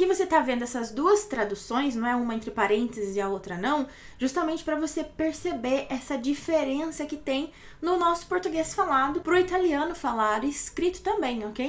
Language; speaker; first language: Portuguese; native; Portuguese